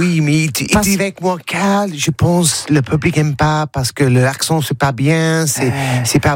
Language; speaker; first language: French; non-native, learner; English